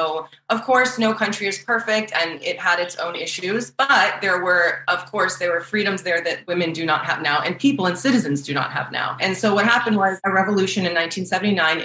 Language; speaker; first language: English; native; English